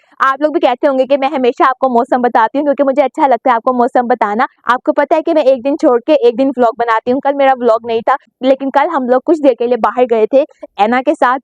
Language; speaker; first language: Urdu; native; Urdu